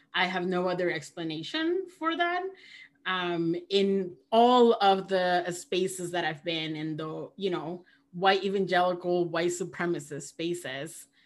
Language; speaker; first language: English; early bilingual, other home language; Spanish